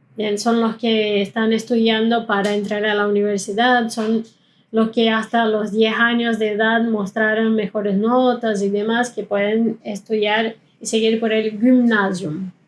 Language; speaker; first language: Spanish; non-native, fluent; German